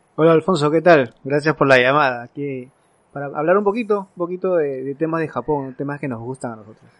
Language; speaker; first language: Spanish; native; Spanish